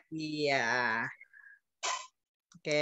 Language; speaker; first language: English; non-native, fluent; Indonesian